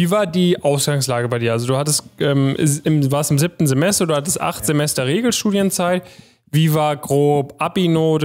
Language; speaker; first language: German; native; German